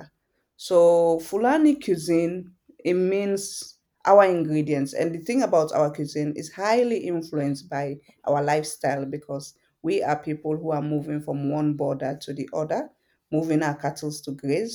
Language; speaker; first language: English; non-native, local second language; Fula